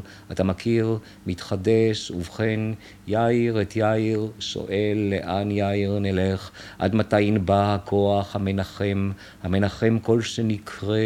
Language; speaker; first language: Hebrew; native; Hebrew